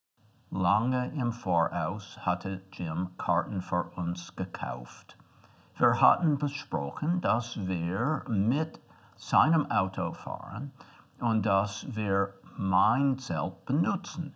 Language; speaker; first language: German; non-native, fluent; English